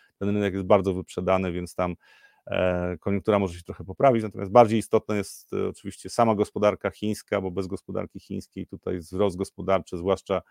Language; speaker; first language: Polish; native; Polish